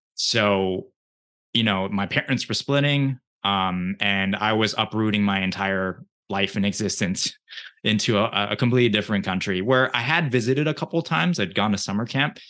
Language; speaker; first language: English; early bilingual, other home language; Japanese